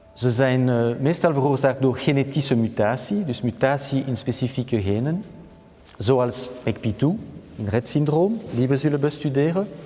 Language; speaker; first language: Dutch; non-native, local second language; French